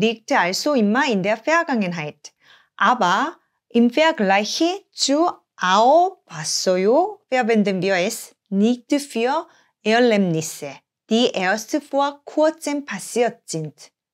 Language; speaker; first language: German; non-native, fluent; Korean